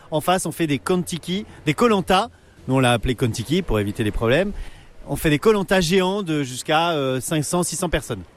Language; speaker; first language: French; native; French